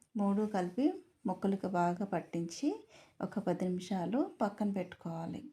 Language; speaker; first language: Telugu; native; Telugu